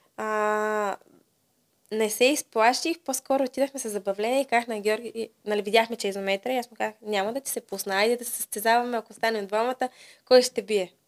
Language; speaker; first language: Bulgarian; native; Bulgarian